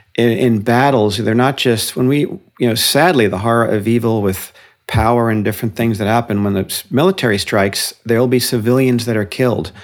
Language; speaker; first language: English; native; English